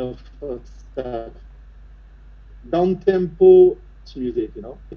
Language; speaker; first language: English; non-native, fluent; French